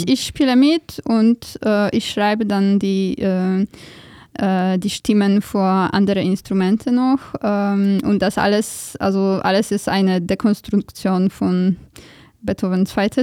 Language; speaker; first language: German; non-native, fluent; Polish